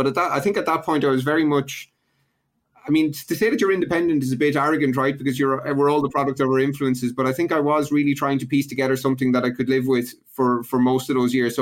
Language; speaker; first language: English; native; English